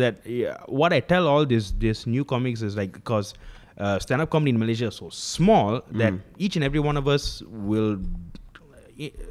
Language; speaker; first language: English; non-native, local second language; Tamil